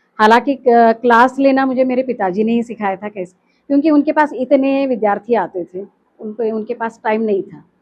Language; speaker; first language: Hindi; non-native, local second language; Kannada